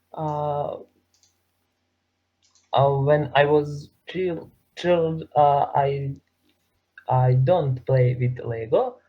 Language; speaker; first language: English; non-native, learner; Serbian